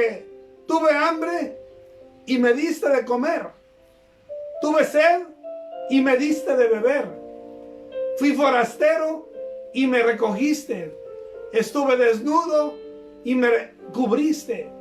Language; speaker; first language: Spanish; native; Spanish